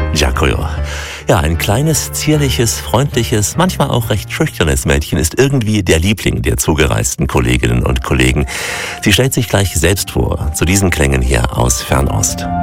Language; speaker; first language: German; native; German